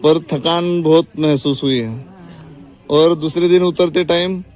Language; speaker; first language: Hindi; non-native, local second language; Marathi